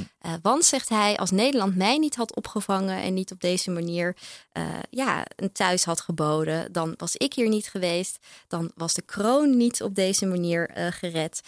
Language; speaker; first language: Dutch; native; Dutch